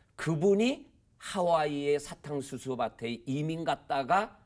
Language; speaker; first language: Korean; native; Korean